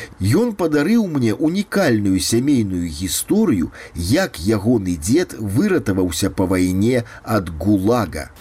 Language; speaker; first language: Belarusian; native; Belarusian